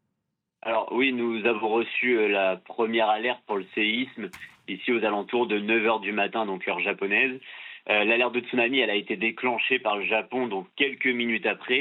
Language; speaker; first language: French; native; French